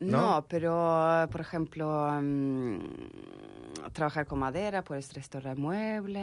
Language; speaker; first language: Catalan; non-native, learner; Swedish